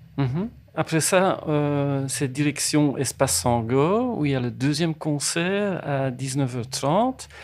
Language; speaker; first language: French; native; French